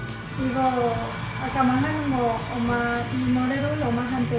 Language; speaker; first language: Korean; non-native, learner; Spanish